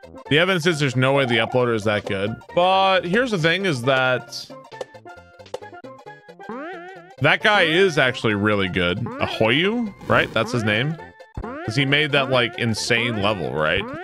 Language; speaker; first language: English; native; English